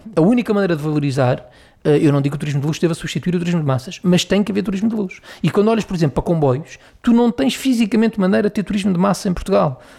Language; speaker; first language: Portuguese; native; Portuguese